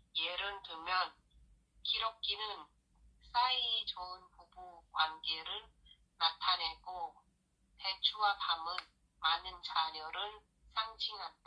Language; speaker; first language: Korean; non-native, learner; Thai